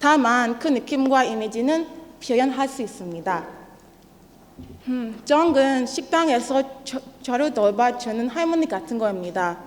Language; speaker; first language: Korean; non-native, learner; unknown